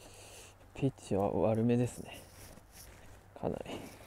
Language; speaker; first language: Japanese; native; Japanese